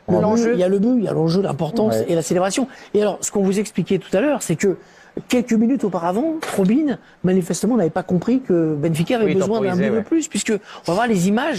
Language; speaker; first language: French; native; French